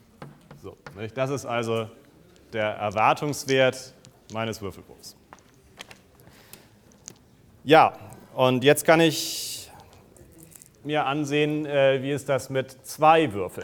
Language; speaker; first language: German; native; German